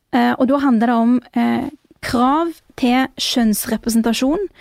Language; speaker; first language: Norwegian; native; Norwegian